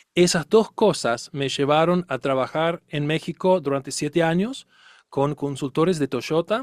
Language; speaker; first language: Spanish; non-native, fluent; English